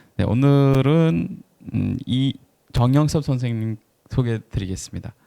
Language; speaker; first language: Korean; non-native, fluent; Bangla